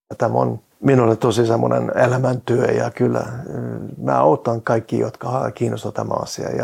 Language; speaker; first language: Finnish; non-native, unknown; Norwegian